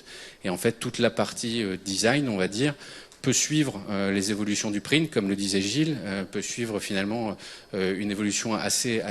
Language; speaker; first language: French; native; French